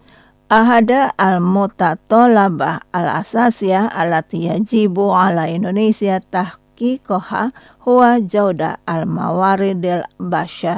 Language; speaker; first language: Arabic; non-native, fluent; Indonesian